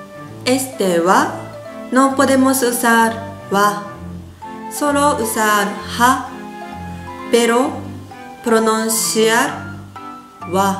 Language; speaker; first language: Spanish; non-native, learner; Japanese